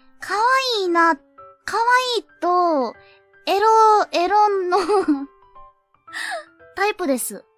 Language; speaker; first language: Japanese; non-native, learner; Korean